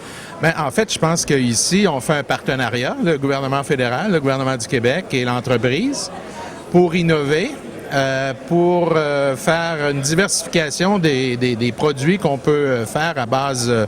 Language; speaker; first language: French; native; French